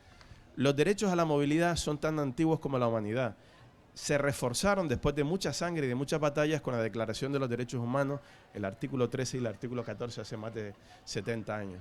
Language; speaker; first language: Spanish; native; Spanish